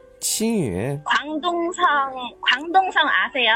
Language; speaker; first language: Korean; non-native, learner; Chinese